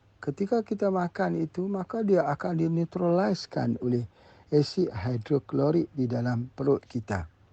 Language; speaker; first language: Malay; native; Malay